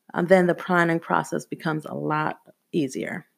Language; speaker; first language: English; native; English